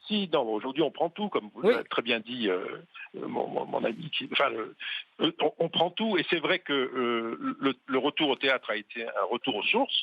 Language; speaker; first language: French; native; French